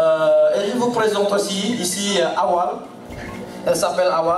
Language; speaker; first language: French; non-native, learner; Indonesian